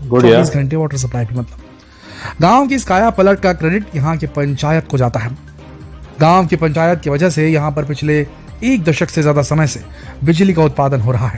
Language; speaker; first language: Hindi; native; Hindi